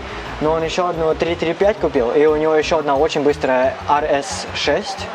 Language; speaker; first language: Russian; non-native, learner; Cantonese